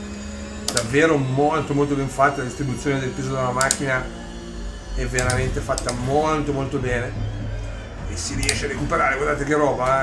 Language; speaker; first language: Italian; native; Italian